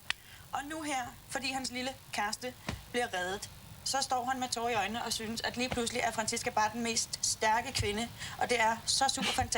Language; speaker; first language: Danish; native; Danish